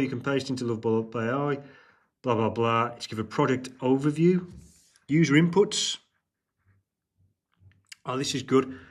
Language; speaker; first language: English; native; English